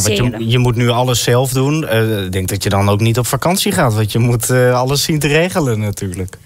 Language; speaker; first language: Dutch; native; Dutch